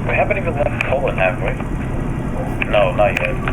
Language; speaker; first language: English; native; English